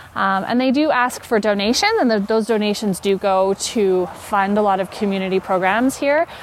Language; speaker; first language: English; native; English